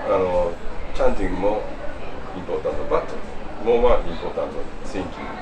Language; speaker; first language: English; non-native, learner; Japanese